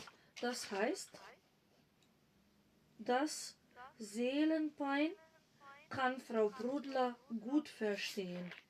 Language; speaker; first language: German; non-native, fluent; Macedonian